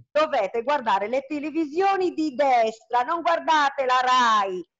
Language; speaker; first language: Italian; native; Italian